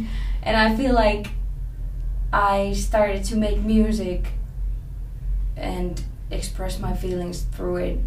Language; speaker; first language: English; non-native, fluent; Finnish